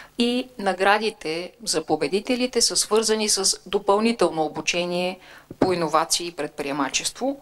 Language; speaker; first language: Bulgarian; native; Bulgarian